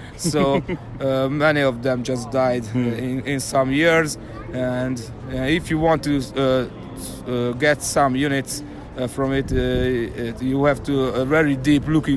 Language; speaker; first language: English; non-native, learner; Hungarian